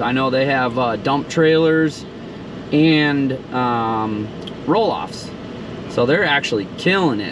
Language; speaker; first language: English; native; English